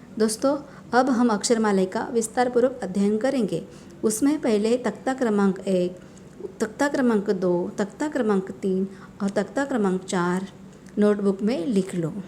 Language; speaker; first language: Hindi; non-native, local second language; Marathi